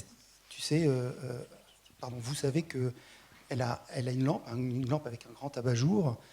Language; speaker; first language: French; native; French